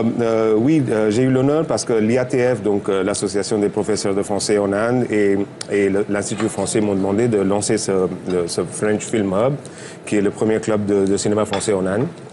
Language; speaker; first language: French; non-native, fluent; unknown